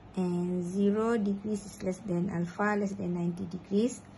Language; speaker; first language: English; non-native, local second language; Malay